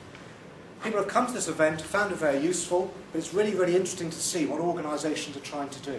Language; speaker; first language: English; native; English